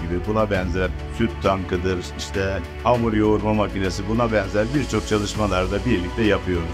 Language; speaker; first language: Turkish; native; Turkish